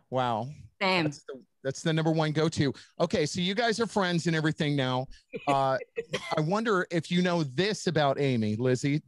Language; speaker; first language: English; native; English